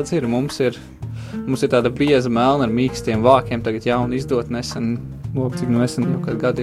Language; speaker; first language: Latvian; native; Latvian